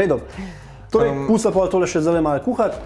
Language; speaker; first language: Slovenian; native; Slovenian